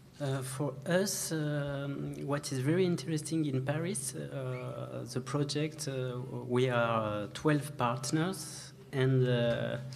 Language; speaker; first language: English; non-native, learner; French